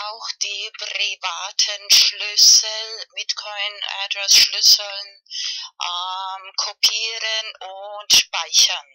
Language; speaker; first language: German; non-native, fluent; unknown